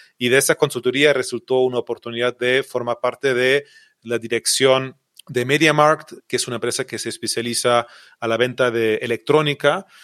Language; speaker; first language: Spanish; non-native, fluent; German